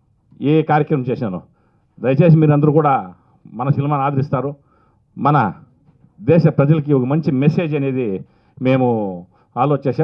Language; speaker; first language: Telugu; native; Telugu